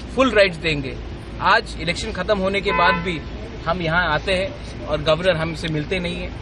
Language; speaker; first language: Hindi; non-native, local second language; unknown